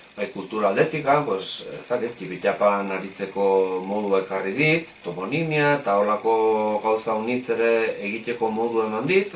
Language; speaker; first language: Basque; native; Basque